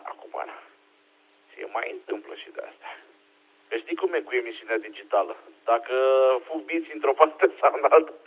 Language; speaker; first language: Romanian; native; Romanian